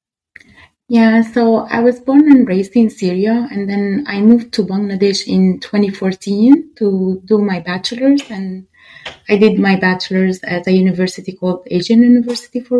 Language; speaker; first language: English; non-native, fluent; Arabic